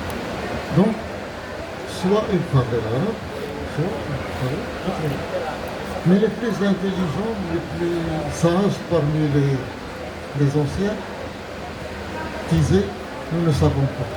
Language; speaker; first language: French; non-native, local second language; Arabic